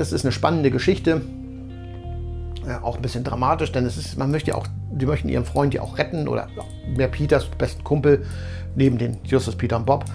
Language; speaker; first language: German; native; German